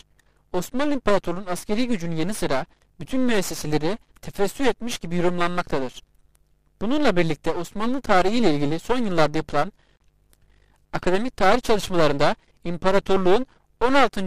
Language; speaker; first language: Turkish; native; Turkish